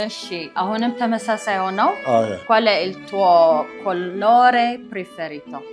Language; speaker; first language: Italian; non-native, learner; Amharic